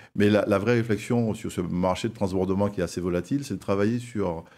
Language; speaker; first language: French; native; French